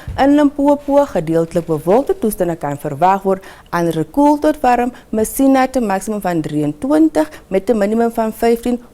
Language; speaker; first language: Afrikaans; non-native, local second language; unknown